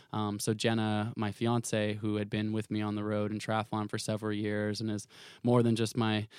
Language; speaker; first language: English; native; English